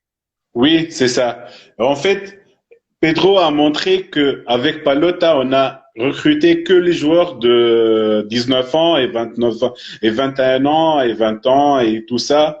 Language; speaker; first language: French; non-native, fluent; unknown